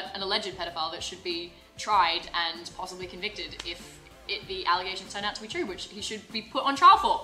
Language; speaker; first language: English; native; English